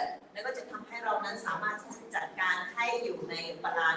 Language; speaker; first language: Thai; native; Thai